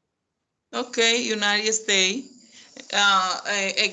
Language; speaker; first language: English; non-native, learner; Spanish